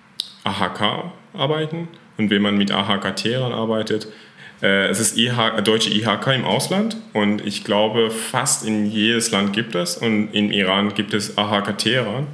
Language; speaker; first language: German; non-native, fluent; Persian